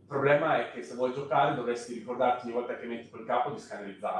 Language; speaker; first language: Italian; native; Italian